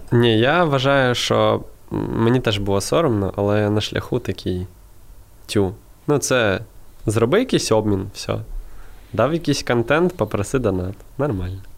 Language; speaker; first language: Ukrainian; non-native, local second language; Russian